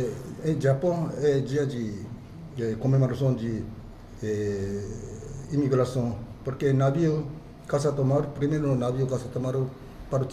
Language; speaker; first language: Portuguese; non-native, fluent; Japanese